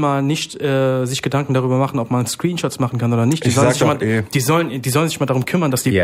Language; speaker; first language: German; native; German